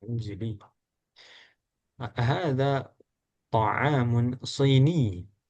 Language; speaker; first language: Arabic; non-native, fluent; Indonesian